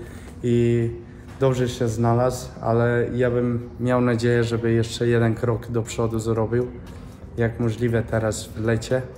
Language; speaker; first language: Polish; non-native, fluent; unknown